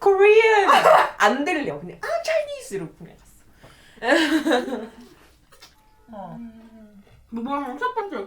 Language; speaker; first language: Korean; non-native, fluent; Indonesian